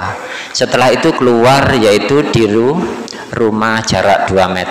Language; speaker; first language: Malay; non-native, local second language; Javanese